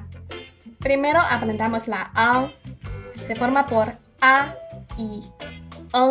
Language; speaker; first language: Spanish; non-native, fluent; Chinese